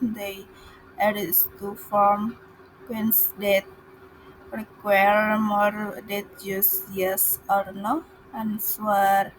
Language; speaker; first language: English; non-native, learner; Indonesian